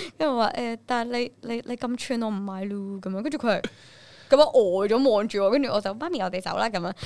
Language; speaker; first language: Cantonese; early bilingual, other home language; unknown